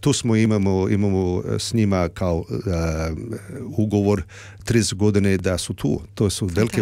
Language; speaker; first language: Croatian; early bilingual, heritage; Serbian